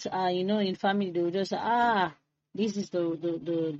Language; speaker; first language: English; non-native, local second language; Krio